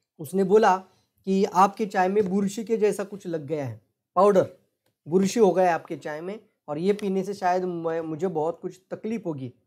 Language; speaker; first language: Hindi; non-native, local second language; Marathi